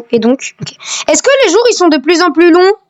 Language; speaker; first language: French; native; French